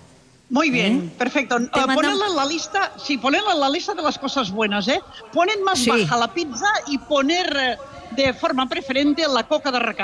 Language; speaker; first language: Spanish; non-native, local second language; Catalan